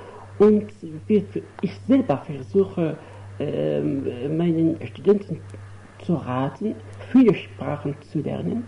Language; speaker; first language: German; non-native, fluent; Arabic